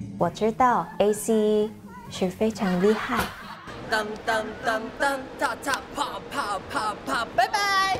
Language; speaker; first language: Chinese; non-native, learner; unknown